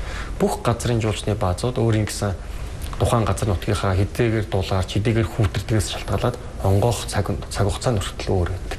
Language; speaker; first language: Mongolian; native; Mongolian